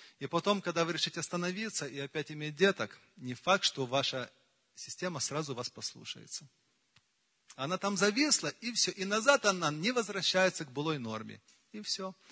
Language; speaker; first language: Russian; native; Russian